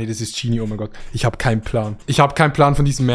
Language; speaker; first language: German; native; German